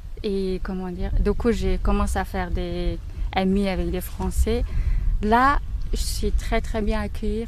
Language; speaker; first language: French; non-native, learner; Mongolian